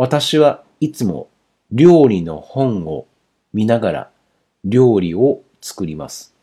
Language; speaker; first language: Japanese; non-native, fluent; Chinese